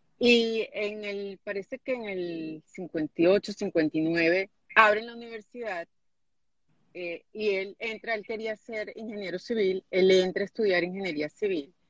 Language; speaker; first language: Spanish; native; Spanish